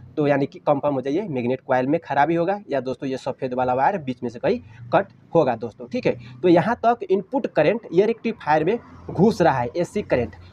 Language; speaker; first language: Hindi; native; Hindi